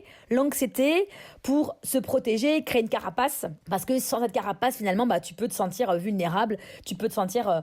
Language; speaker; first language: French; native; French